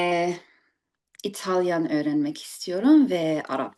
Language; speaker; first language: Turkish; early bilingual, heritage; English